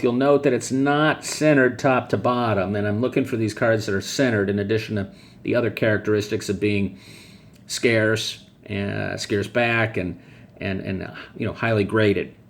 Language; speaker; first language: English; native; English